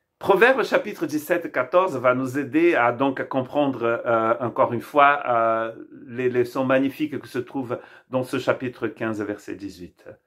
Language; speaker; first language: French; non-native, fluent; Portuguese